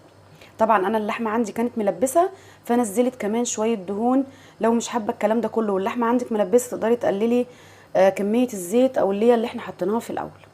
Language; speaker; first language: Arabic; native; Arabic